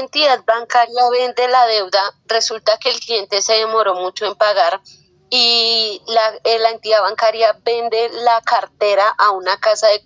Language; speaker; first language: Spanish; native; Spanish